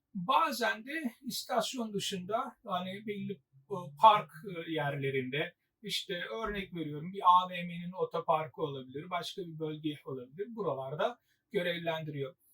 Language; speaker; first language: Turkish; native; Turkish